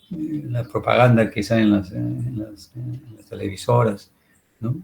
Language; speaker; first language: Spanish; native; Spanish